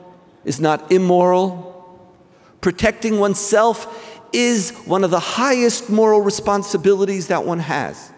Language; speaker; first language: English; native; English